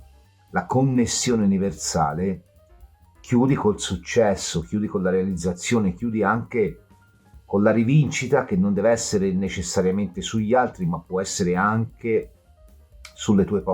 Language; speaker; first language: Italian; native; Italian